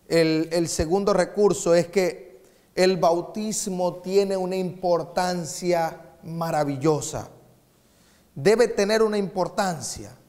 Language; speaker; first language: Spanish; native; Spanish